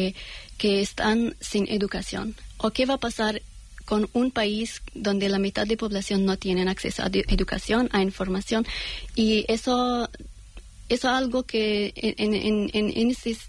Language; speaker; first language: Spanish; non-native, fluent; Persian